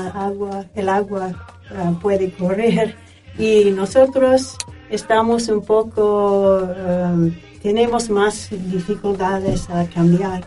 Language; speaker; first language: Spanish; non-native, fluent; English